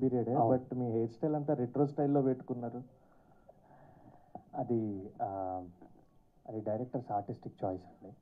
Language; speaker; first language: Telugu; native; Telugu